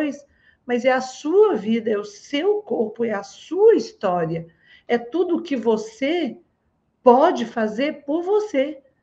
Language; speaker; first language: Portuguese; native; Portuguese